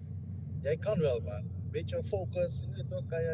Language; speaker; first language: Dutch; non-native, learner; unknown